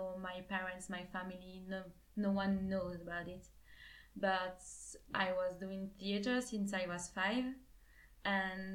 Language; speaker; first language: English; non-native, fluent; French